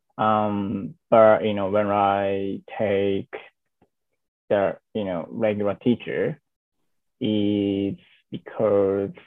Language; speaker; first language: English; non-native, learner; Japanese